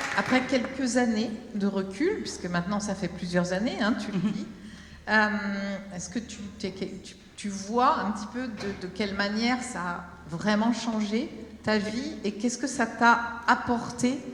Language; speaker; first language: French; native; French